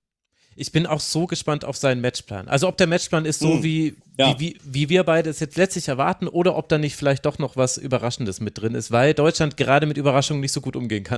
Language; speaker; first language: German; native; German